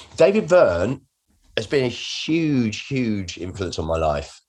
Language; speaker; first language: English; native; English